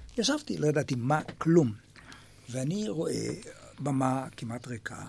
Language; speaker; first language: Hebrew; native; Hebrew